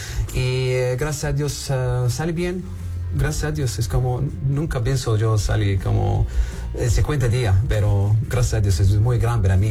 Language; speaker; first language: Spanish; non-native, learner; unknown